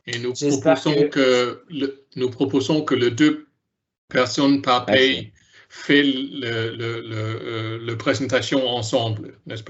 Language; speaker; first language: French; non-native, learner; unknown